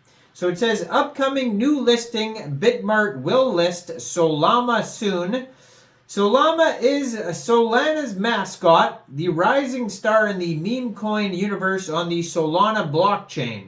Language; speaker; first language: English; native; English